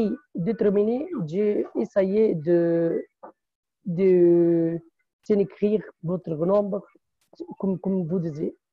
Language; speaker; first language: French; non-native, learner; Arabic